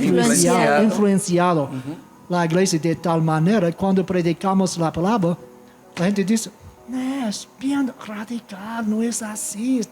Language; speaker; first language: Spanish; non-native, fluent; English